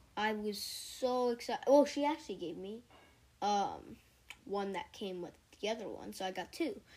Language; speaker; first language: English; native; English